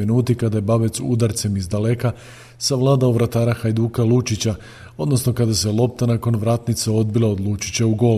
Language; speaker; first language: Bosnian; native; Bosnian